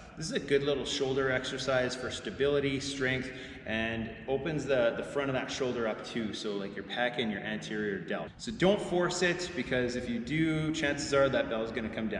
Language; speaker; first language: English; native; English